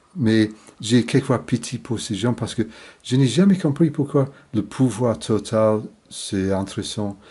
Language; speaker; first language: French; non-native, fluent; English